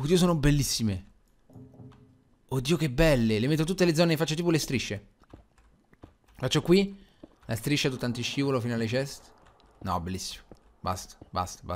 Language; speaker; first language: Italian; native; Italian